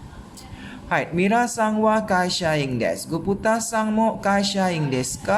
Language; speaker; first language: Japanese; non-native, fluent; Malay